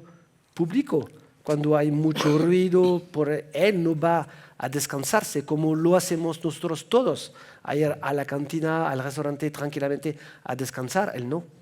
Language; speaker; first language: Spanish; non-native, fluent; French